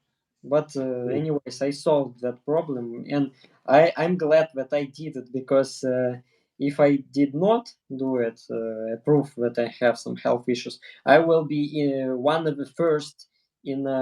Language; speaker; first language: English; non-native, learner; Russian